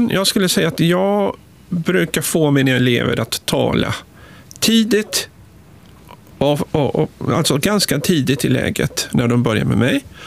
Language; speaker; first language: Swedish; non-native, fluent; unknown